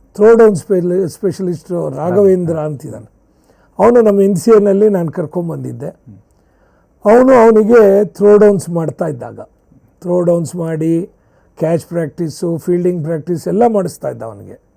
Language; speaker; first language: Kannada; native; Kannada